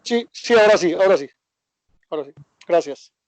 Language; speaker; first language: Spanish; non-native, learner; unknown